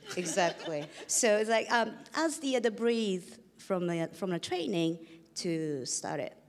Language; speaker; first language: English; non-native, fluent; Japanese